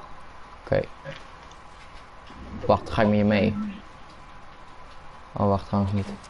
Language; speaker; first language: Dutch; native; Dutch